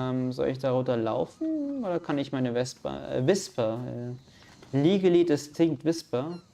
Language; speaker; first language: German; native; German